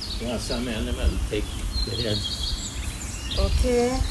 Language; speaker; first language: English; non-native, learner; Swedish